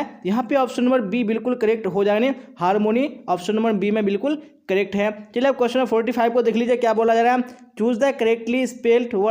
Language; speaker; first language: Hindi; native; Hindi